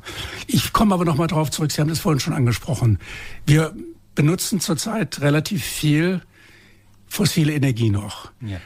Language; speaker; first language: German; native; German